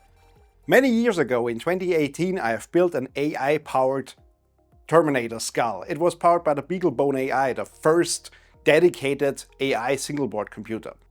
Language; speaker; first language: English; non-native, fluent; German